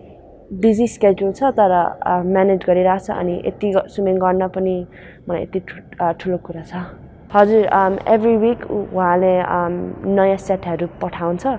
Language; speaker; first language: Nepali; early bilingual, heritage; Nepali